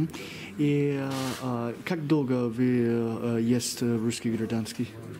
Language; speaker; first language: Russian; non-native, learner; English